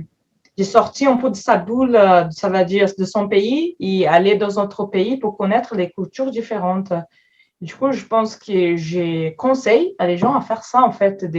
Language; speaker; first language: French; non-native, fluent; Portuguese